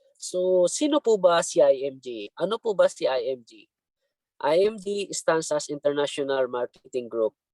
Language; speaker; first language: Filipino; non-native, local second language; Bikol